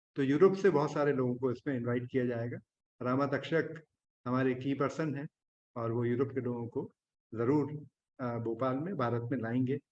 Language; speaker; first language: Hindi; native; Hindi